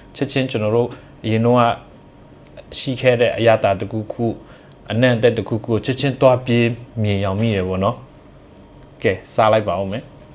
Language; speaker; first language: Burmese; non-native, local second language; Shwe Palaung